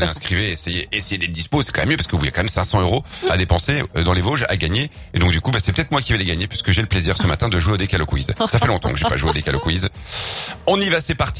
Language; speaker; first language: French; native; French